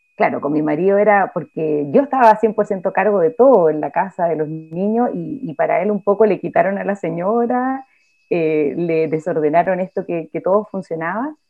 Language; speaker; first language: Spanish; native; Spanish